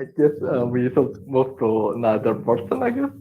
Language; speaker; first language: English; non-native, learner; Indonesian